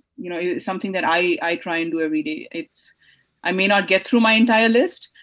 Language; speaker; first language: English; non-native, local second language; Hindi